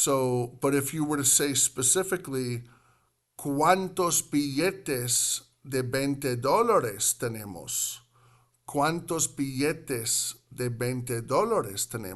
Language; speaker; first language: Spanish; non-native, fluent; English